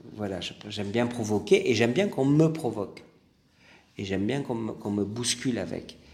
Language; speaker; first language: French; native; French